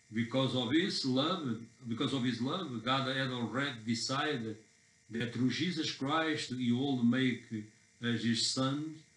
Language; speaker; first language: English; non-native, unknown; Portuguese